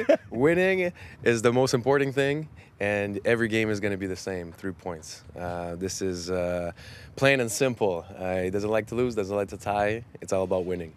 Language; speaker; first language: English; non-native, fluent; French